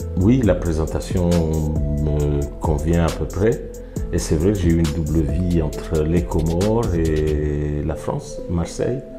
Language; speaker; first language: French; non-native, local second language; Ngazidja Comorian